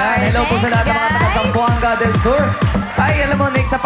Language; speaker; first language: Filipino; native; Filipino